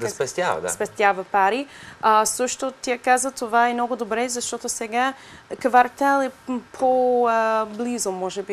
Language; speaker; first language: Bulgarian; non-native, learner; English